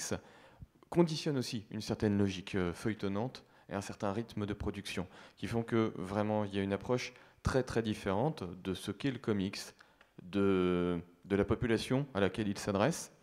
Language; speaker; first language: French; native; French